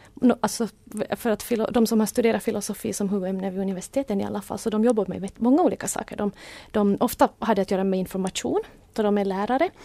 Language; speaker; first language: Swedish; native; Swedish